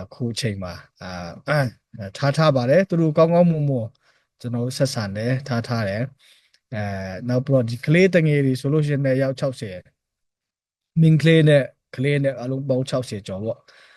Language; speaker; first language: Burmese; non-native, local second language; Hakha Chin